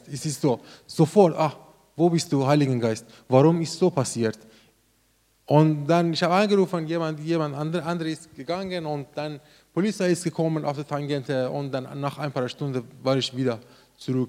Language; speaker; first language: German; non-native, learner; Persian